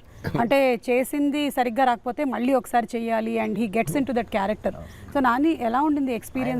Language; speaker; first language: Telugu; native; Telugu